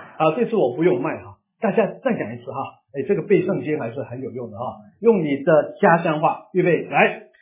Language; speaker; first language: Chinese; non-native, local second language; Cantonese